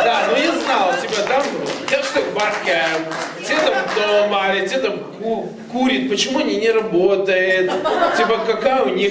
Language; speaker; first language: Russian; non-native, learner; Latvian